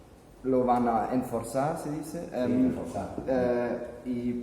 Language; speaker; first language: Spanish; non-native, fluent; German